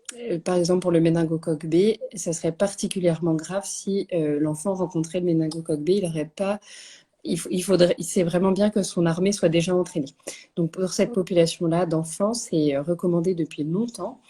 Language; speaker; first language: French; native; French